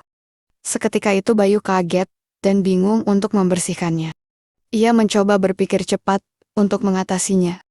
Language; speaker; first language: Indonesian; native; Indonesian